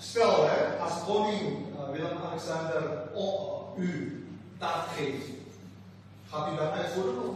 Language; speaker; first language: Dutch; non-native, fluent; Indonesian